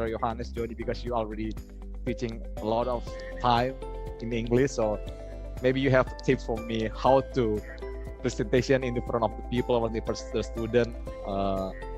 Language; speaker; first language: English; non-native, learner; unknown